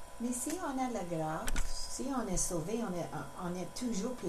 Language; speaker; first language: French; non-native, local second language; English